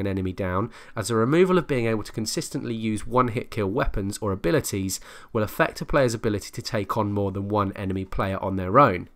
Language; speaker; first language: English; native; English